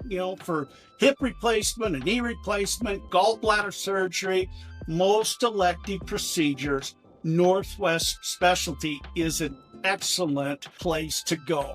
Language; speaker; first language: English; native; English